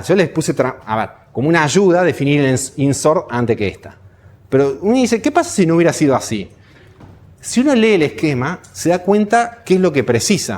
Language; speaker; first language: Spanish; native; Spanish